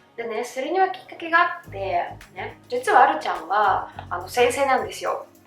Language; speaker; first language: Japanese; non-native, fluent; Russian